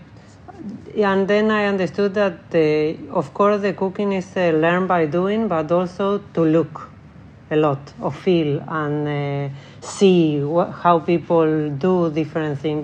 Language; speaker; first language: English; non-native, learner; Spanish